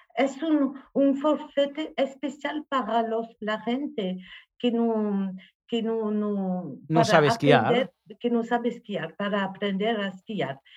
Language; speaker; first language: Spanish; non-native, learner; French